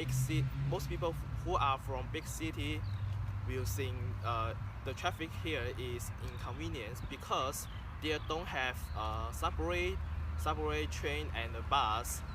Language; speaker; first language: English; non-native, learner; Chinese